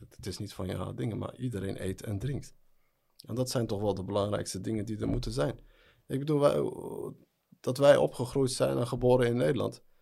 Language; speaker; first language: Dutch; early bilingual, other home language; Arabic